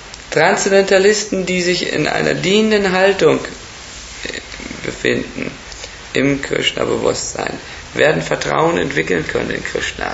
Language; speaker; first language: German; native; German